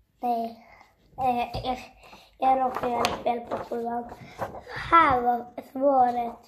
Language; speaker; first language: Swedish; early bilingual, other home language; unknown